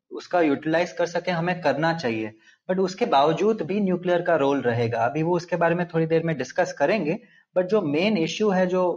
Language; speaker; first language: Hindi; non-native, local second language; Telugu